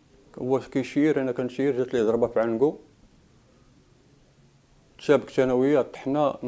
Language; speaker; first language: Arabic; native; Arabic